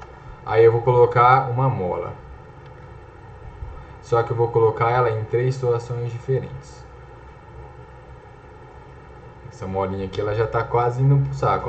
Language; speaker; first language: Portuguese; native; Portuguese